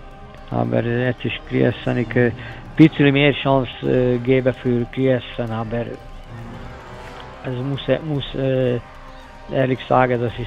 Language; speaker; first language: German; non-native, learner; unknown